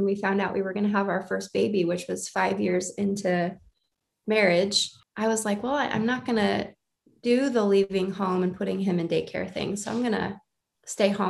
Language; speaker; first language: English; native; English